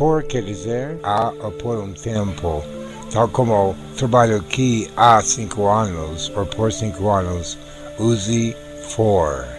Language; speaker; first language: Portuguese; non-native, fluent; English